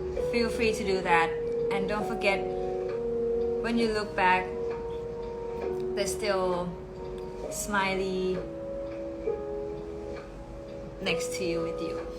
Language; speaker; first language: English; non-native, fluent; Thai